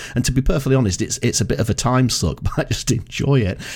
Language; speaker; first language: English; native; English